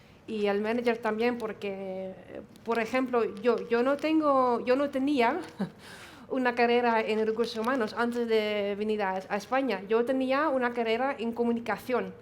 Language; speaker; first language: Spanish; non-native, fluent; Dutch